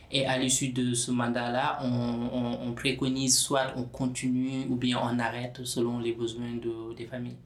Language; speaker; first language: French; non-native, local second language; Wolof